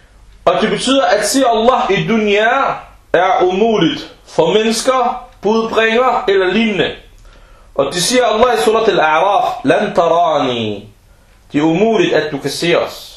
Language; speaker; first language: Danish; early bilingual, other home language; Arabic